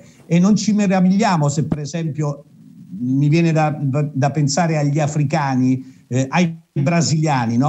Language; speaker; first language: Italian; native; Italian